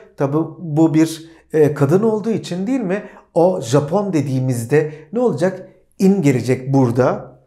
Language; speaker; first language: Turkish; native; Turkish